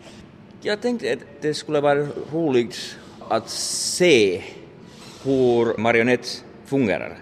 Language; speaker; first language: Swedish; non-native, learner; Finnish